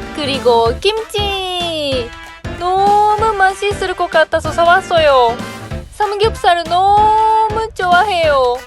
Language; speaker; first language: Korean; non-native, learner; Japanese